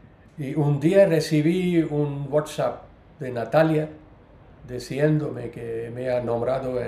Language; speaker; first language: Spanish; non-native, learner; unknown